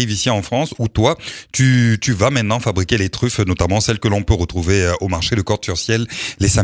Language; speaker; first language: French; native; French